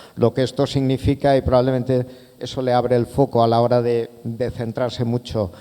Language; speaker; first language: Spanish; non-native, local second language; Catalan